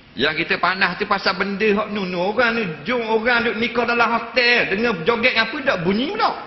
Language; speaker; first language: Malay; native; Malay